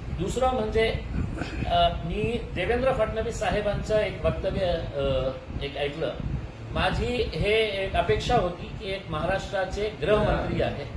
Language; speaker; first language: Marathi; non-native, local second language; Urdu